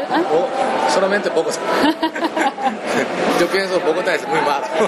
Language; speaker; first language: Spanish; non-native, learner; Japanese